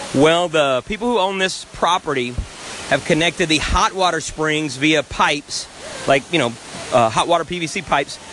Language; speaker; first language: English; native; English